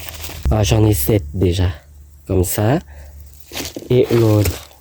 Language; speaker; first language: French; non-native, learner; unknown